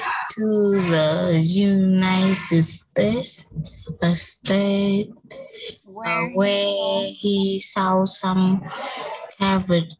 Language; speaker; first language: English; non-native, learner; Vietnamese